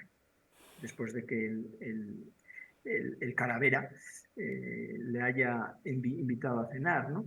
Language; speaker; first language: Spanish; native; Spanish